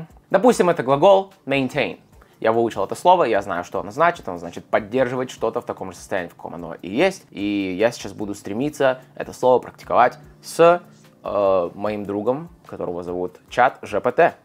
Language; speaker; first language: Russian; native; Russian